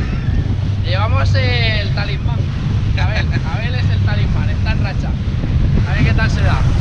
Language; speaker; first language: Spanish; native; Spanish